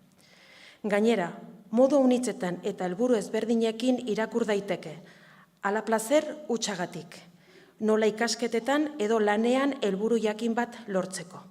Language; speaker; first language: Basque; native; Basque